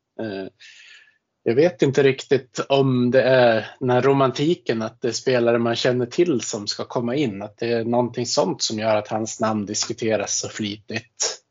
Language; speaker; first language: Swedish; native; Swedish